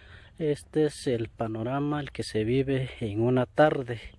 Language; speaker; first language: Spanish; native; Spanish